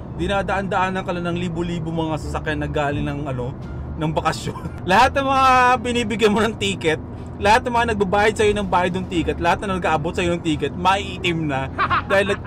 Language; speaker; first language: Filipino; native; Filipino